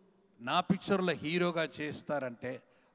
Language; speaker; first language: Telugu; non-native, learner; Tamil